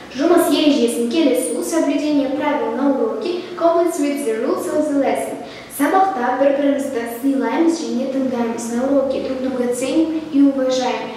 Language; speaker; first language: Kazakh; non-native, local second language; Russian